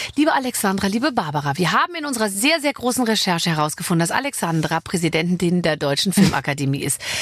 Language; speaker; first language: German; native; German